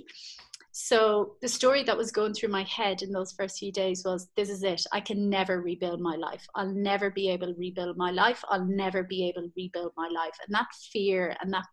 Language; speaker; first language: English; native; English